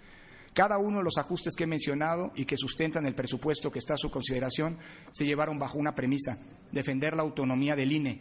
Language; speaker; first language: Spanish; native; Spanish